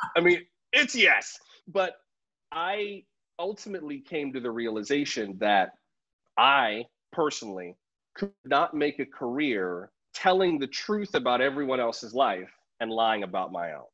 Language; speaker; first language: English; native; English